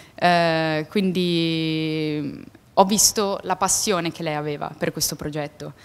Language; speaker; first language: Italian; native; Italian